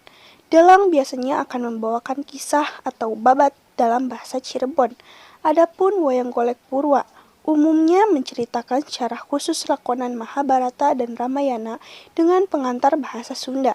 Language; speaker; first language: Indonesian; native; Indonesian